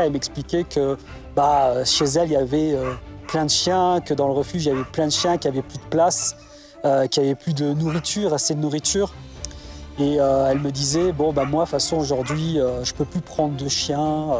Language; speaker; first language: French; native; French